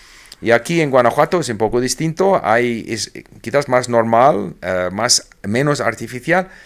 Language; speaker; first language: Spanish; non-native, fluent; English